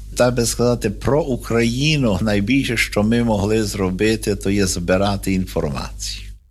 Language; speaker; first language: Ukrainian; early bilingual, heritage; Ukrainian